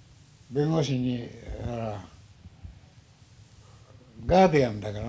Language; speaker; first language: Japanese; native; Japanese